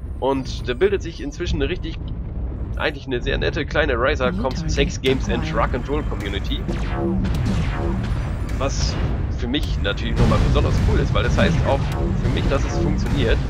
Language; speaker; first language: German; native; German